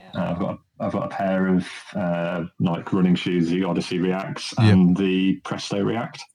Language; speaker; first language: English; native; English